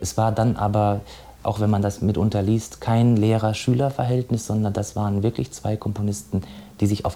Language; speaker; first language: German; native; German